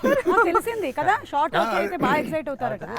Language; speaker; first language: Telugu; native; Telugu